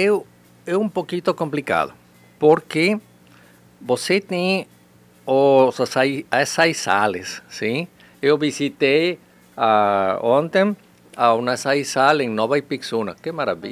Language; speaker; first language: Portuguese; non-native, learner; Spanish